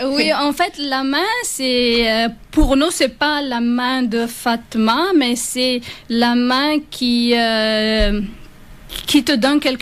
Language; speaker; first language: French; non-native, fluent; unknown